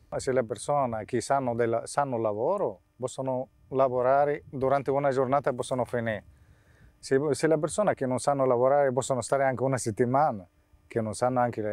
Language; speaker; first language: Italian; non-native, fluent; Arabic